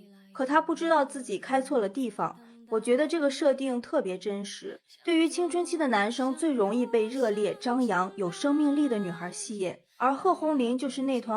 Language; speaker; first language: Chinese; native; Chinese